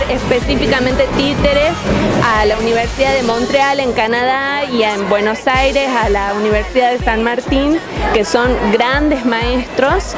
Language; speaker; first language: Spanish; native; Spanish